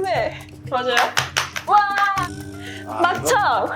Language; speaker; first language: Korean; non-native, fluent; Chinese